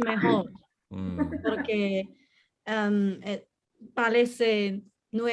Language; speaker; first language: Spanish; non-native, learner; Chinese